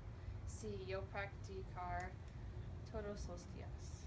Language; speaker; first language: Spanish; non-native, learner; English